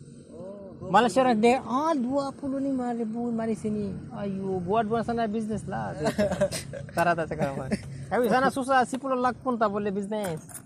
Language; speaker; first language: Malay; non-native, learner; Bangla